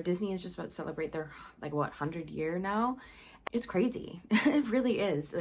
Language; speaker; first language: English; native; English